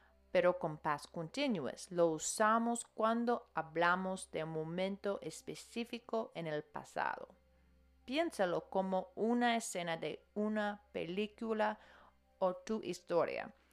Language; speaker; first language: Spanish; non-native, fluent; English